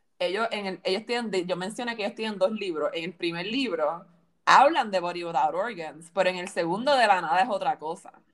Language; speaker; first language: Spanish; native; Spanish